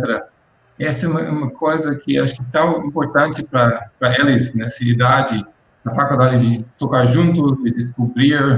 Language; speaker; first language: Portuguese; non-native, fluent; English